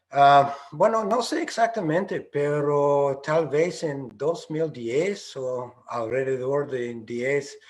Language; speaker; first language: Spanish; non-native, fluent; English